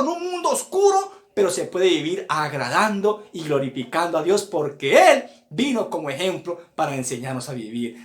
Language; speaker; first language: Spanish; native; Spanish